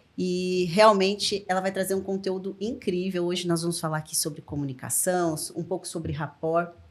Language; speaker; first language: Portuguese; native; Portuguese